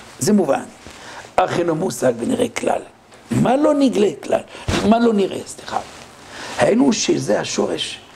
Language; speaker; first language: Hebrew; non-native, fluent; French